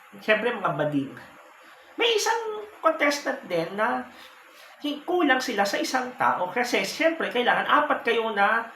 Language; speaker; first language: Filipino; native; Filipino